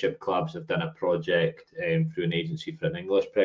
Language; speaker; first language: English; native; English